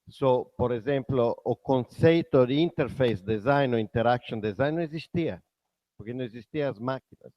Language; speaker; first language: Portuguese; non-native, fluent; Italian